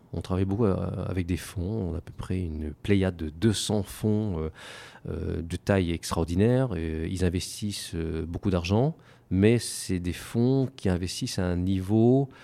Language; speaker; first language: French; native; French